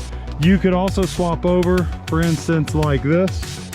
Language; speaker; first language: English; native; English